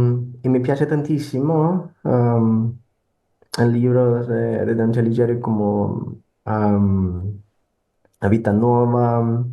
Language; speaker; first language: Italian; non-native, learner; Portuguese